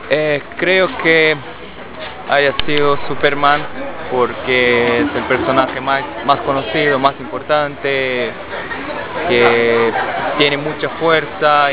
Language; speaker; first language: Spanish; non-native, fluent; Portuguese